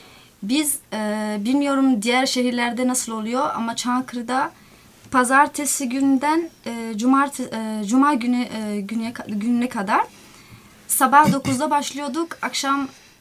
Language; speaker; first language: Turkish; non-native, fluent; Somali